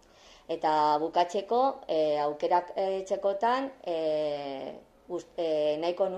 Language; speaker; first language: Basque; non-native, learner; Spanish